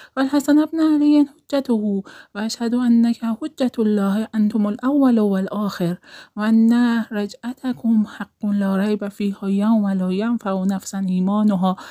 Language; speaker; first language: Arabic; non-native, learner; Persian